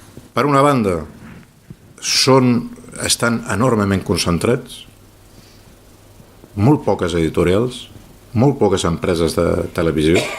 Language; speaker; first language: Catalan; native; Catalan